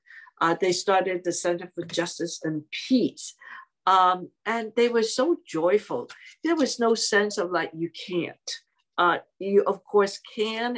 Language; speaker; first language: English; non-native, local second language; Cantonese